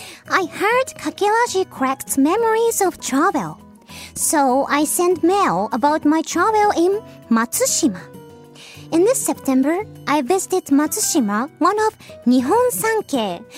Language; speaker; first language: English; non-native, fluent; Japanese